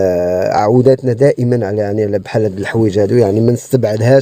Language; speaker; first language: Arabic; native; Arabic